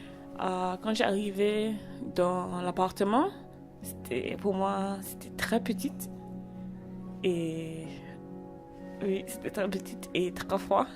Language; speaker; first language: French; non-native, learner; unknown